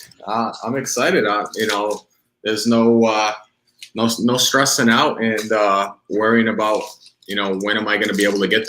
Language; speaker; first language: English; native; English